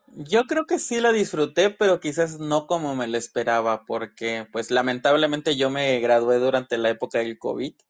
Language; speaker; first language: Spanish; native; Spanish